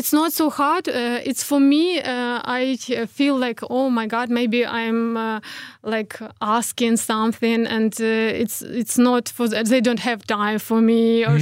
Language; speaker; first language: English; non-native, fluent; Ukrainian